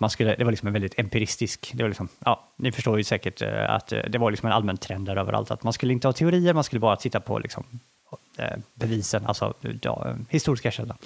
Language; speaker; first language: Swedish; native; Swedish